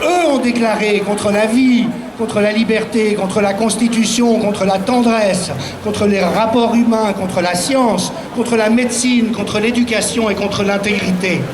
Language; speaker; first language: French; native; French